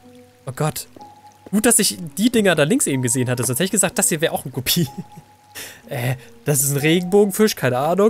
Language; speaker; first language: German; native; German